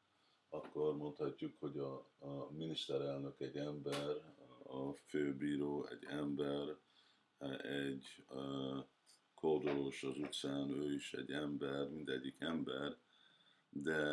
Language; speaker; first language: Hungarian; early bilingual, heritage; Hungarian